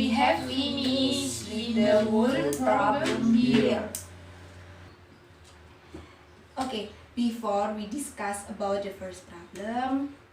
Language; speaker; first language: English; non-native, learner; Indonesian